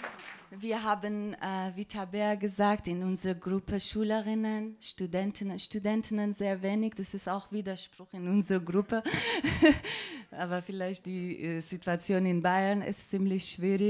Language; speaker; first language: German; non-native, fluent; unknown